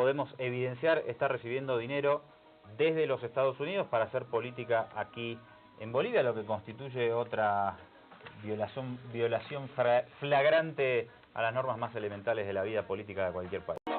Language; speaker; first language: Spanish; native; Spanish